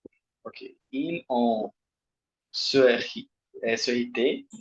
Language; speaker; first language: French; non-native, learner; Portuguese